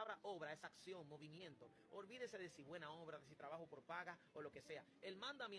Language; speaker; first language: Spanish; native; Spanish